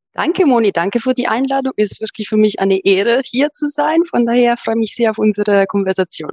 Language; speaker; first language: German; non-native, fluent; Italian